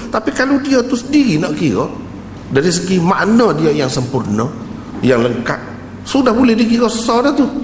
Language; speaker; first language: Malay; native; Malay